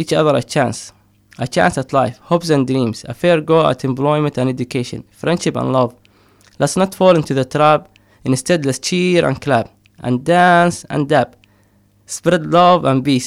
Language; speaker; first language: English; non-native, fluent; Somali